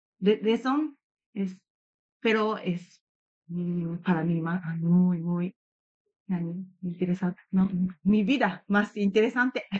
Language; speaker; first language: Spanish; non-native, learner; Japanese